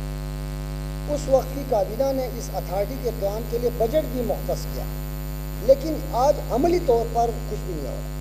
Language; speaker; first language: Urdu; non-native, local second language; Northern Hindko